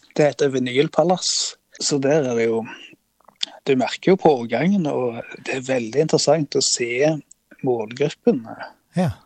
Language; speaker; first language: Norwegian; native; Norwegian